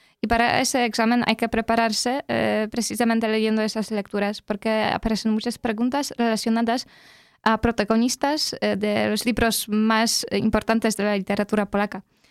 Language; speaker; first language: Spanish; non-native, fluent; Polish